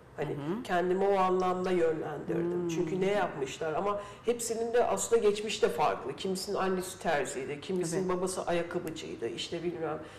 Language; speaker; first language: Turkish; early bilingual, heritage; Turkish